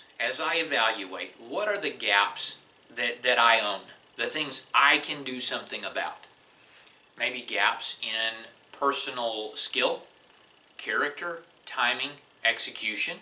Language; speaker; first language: English; native; English